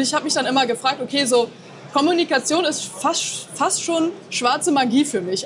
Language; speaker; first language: German; native; German